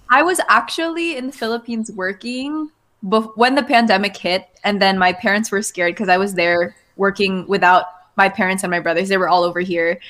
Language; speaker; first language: English; native; English